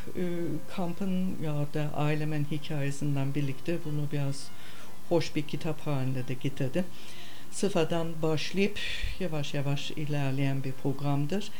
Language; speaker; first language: Turkish; non-native, fluent; German